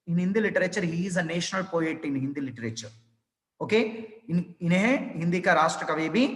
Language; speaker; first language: Hindi; non-native, local second language; Telugu